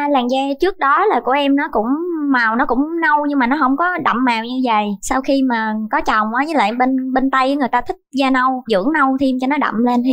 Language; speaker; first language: Vietnamese; native; Vietnamese